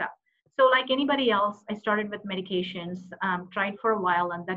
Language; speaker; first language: English; non-native, local second language; Tamil